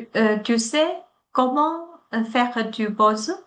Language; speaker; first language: French; non-native, learner; Chinese